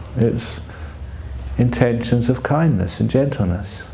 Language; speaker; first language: English; native; English